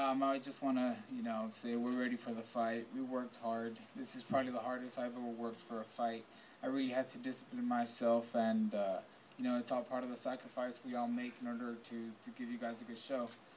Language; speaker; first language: English; early bilingual, other home language; Spanish